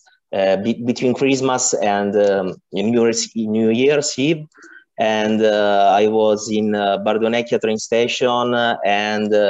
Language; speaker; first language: English; non-native, learner; Italian